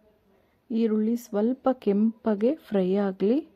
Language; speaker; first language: Kannada; native; Kannada